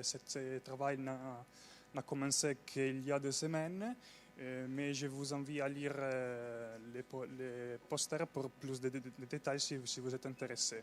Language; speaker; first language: French; non-native, fluent; Italian